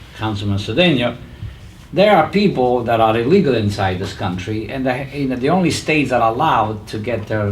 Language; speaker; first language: English; non-native, fluent; Italian